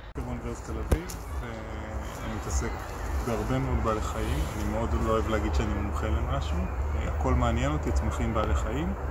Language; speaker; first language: Hebrew; native; Hebrew